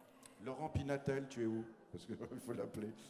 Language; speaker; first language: French; native; French